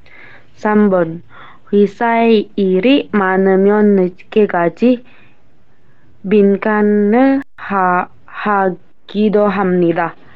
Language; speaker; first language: Korean; non-native, learner; Indonesian